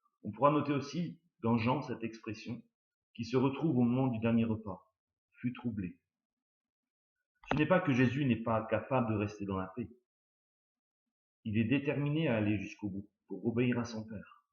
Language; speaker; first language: French; native; French